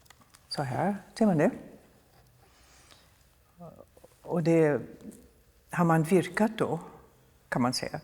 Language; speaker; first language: Swedish; non-native, fluent; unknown